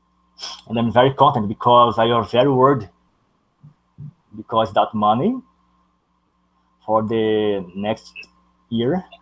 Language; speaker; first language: English; non-native, learner; Portuguese